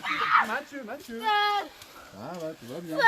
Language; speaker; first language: French; native; French